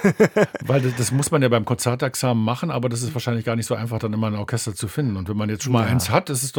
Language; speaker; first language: German; native; German